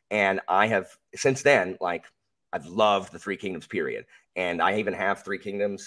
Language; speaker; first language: English; native; English